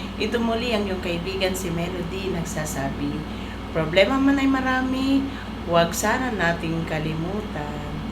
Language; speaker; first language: Filipino; native; Filipino